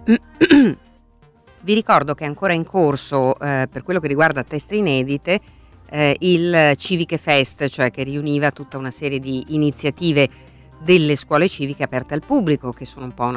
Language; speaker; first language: Italian; native; Italian